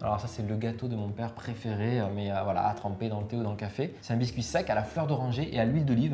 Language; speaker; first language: French; native; French